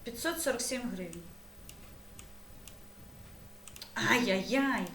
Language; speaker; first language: Ukrainian; non-native, learner; Belarusian